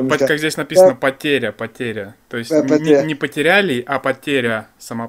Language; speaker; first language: Russian; native; Russian